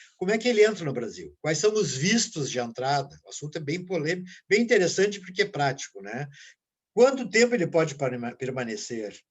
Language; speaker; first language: Portuguese; native; Portuguese